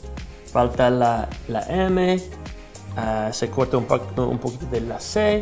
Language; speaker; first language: Spanish; non-native, fluent; English